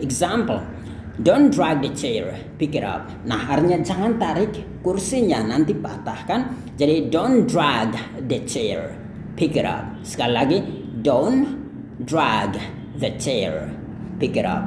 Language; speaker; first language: English; non-native, fluent; Indonesian